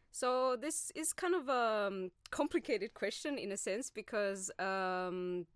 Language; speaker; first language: English; non-native, fluent; Finnish